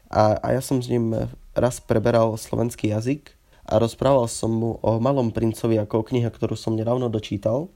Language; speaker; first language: Slovak; native; Slovak